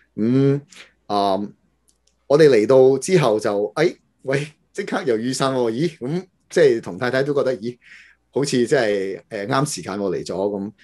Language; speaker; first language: Cantonese; native; Cantonese